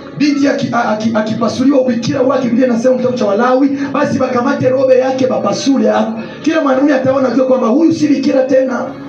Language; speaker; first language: Swahili; non-native, local second language; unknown